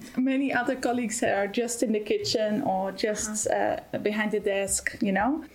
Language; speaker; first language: English; non-native, fluent; Dutch